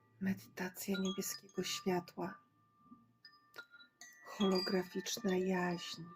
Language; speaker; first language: Polish; native; Polish